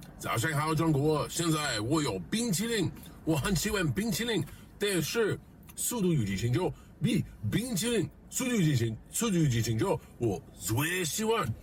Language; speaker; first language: Chinese; non-native, learner; English